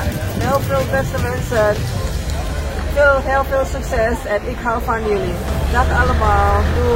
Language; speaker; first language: Dutch; non-native, learner; Indonesian